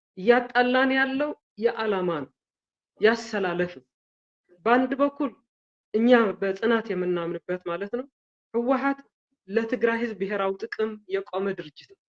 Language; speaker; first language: Amharic; non-native, local second language; Tigrinya